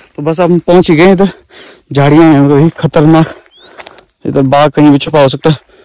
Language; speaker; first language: Hindi; native; Hindi